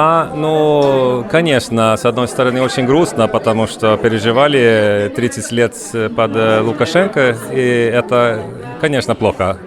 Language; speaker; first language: Russian; non-native, learner; Swedish